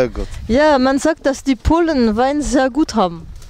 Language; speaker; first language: German; non-native, fluent; French